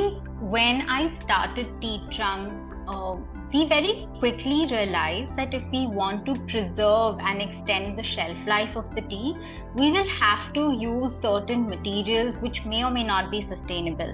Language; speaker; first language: English; non-native, local second language; Hindi